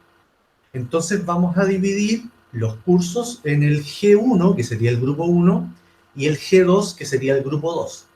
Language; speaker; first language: Spanish; native; Spanish